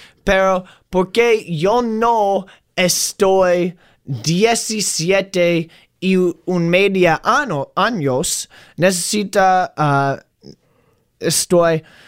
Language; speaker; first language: Spanish; non-native, learner; English